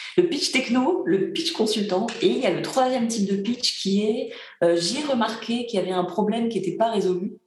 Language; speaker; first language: French; early bilingual, other home language; Bulgarian